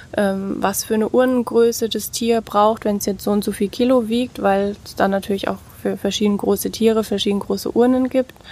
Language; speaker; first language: German; native; German